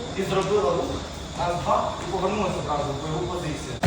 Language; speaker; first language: Ukrainian; native; Ukrainian